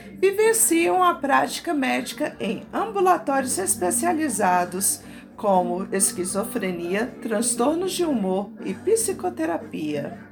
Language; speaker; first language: Portuguese; native; Portuguese